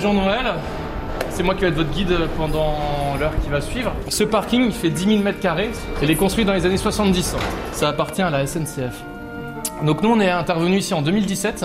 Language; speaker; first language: French; native; French